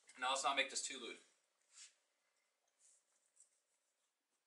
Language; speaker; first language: English; native; English